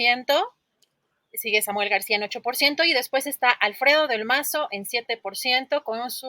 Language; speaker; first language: Spanish; native; Spanish